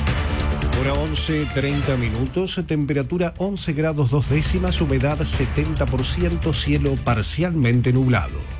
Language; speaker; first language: Spanish; native; Spanish